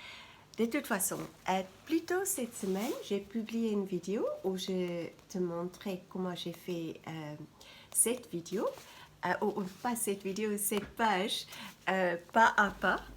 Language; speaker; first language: French; non-native, fluent; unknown